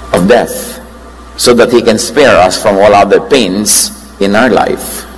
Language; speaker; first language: English; non-native, local second language; Filipino